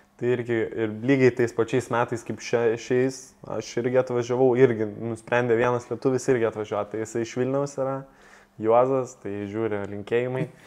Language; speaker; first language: Lithuanian; native; Lithuanian